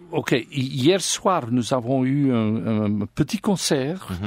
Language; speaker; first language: French; non-native, learner; English